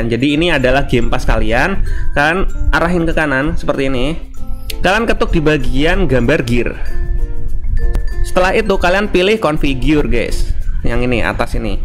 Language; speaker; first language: Indonesian; native; Indonesian